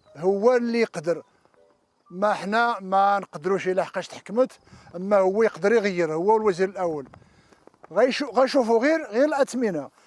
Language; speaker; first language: Arabic; non-native, local second language; Riffian